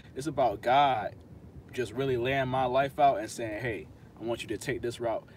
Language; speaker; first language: English; native; English